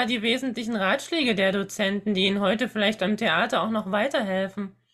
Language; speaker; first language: German; native; German